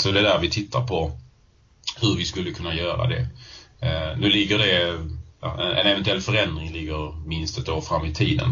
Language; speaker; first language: Swedish; native; Swedish